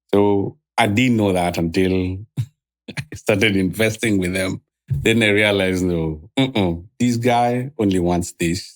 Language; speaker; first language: English; non-native, local second language; Swahili